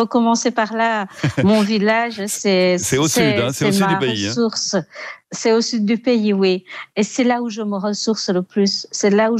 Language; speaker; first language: French; non-native, local second language; Rundi